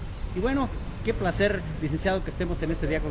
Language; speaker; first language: Spanish; native; Spanish